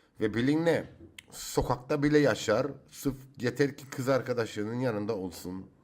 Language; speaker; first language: Turkish; early bilingual, heritage; English